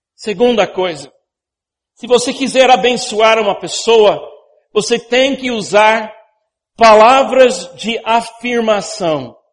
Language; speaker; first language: Portuguese; non-native, fluent; English